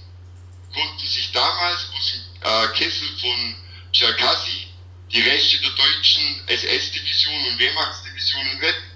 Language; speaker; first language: German; native; German